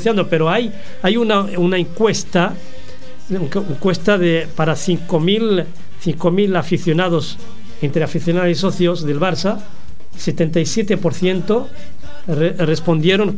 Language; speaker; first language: Spanish; non-native, fluent; Arabic